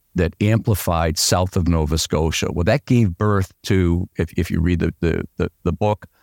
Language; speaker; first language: English; native; English